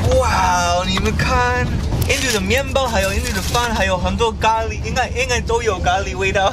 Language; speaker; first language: Chinese; non-native, learner; English